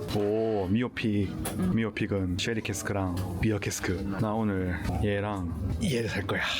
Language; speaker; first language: Korean; native; Korean